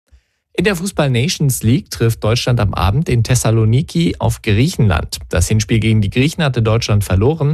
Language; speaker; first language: German; native; German